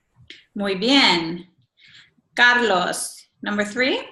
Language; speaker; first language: Spanish; non-native, fluent; English